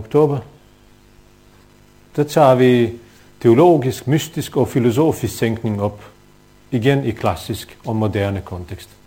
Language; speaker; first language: Danish; non-native, fluent; Bosnian